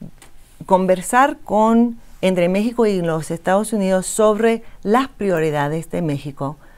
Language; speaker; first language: Spanish; non-native, fluent; English